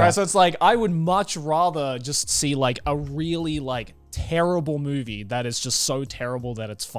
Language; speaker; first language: English; native; English